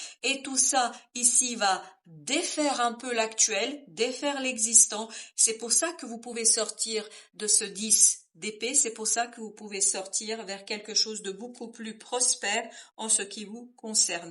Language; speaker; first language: French; native; French